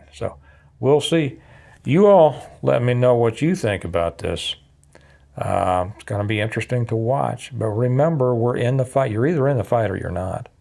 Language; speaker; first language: English; native; English